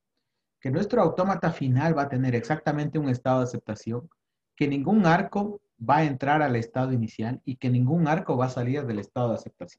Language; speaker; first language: Spanish; native; Spanish